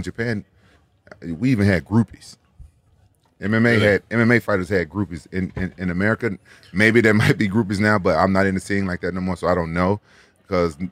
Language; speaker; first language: English; native; English